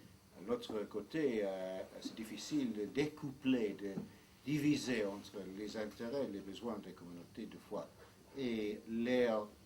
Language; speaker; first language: French; non-native, fluent; English